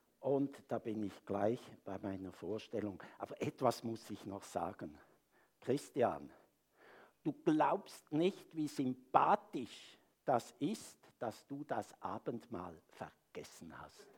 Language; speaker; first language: German; native; German